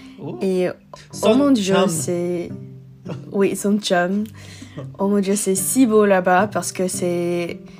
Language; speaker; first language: French; non-native, learner; English